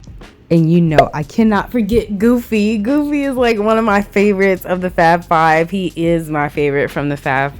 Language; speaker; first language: English; native; English